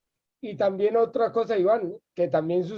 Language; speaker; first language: Spanish; native; Spanish